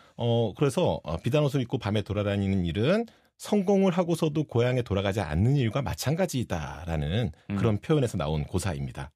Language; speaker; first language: Korean; native; Korean